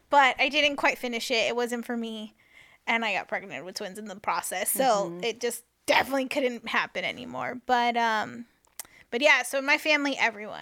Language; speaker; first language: English; early bilingual, other home language; Spanish